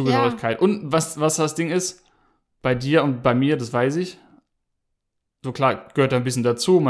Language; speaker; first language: German; native; German